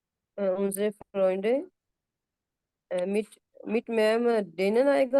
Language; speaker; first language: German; non-native, learner; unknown